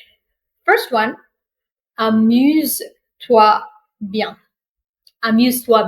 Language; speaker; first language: French; non-native, fluent; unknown